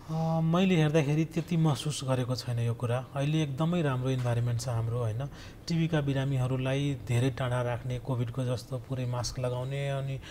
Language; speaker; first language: Nepali; non-native, local second language; Maithili